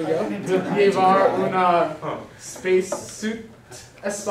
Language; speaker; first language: Spanish; non-native, learner; English